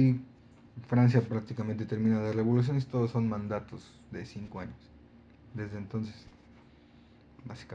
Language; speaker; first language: Spanish; native; Spanish